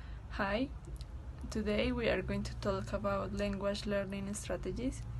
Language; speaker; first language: English; non-native, learner; Spanish